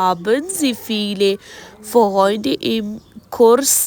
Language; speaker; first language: German; non-native, learner; Urdu